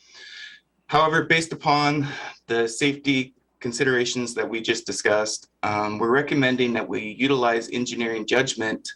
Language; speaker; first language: English; native; English